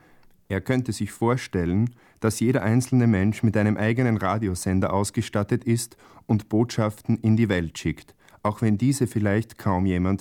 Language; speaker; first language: German; native; German